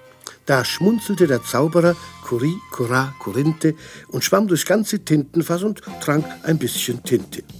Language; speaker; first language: German; native; German